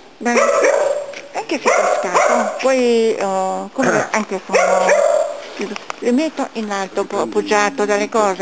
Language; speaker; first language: Italian; non-native, learner; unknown